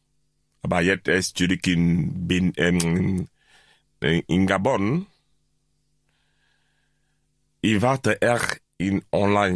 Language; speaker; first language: German; non-native, learner; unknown